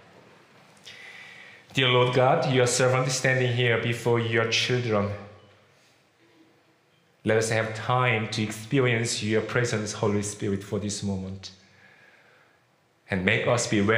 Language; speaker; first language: English; non-native, fluent; Korean